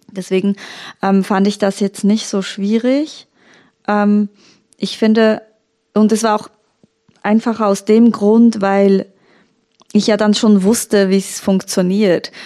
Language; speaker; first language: German; early bilingual, other home language; Turkish